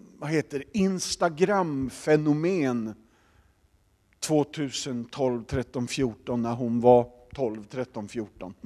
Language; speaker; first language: Swedish; native; Swedish